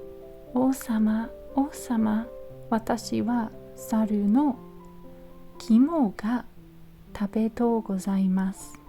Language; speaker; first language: Japanese; non-native, learner; English